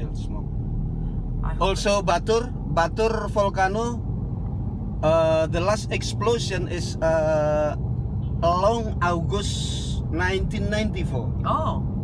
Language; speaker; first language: English; non-native, learner; Balinese